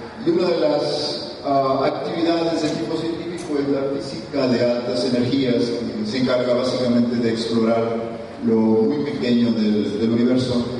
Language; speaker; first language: Spanish; native; Spanish